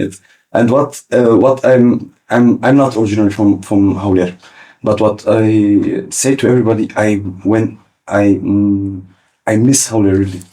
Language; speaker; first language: English; early bilingual, other home language; Kurdish